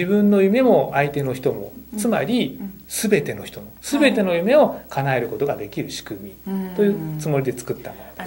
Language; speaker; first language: Japanese; native; Japanese